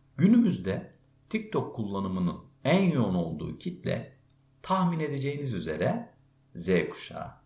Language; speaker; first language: Turkish; native; Turkish